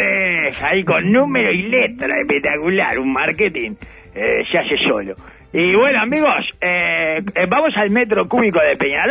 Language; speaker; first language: Spanish; native; Spanish